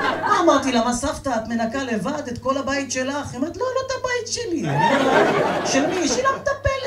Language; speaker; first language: Hebrew; native; Hebrew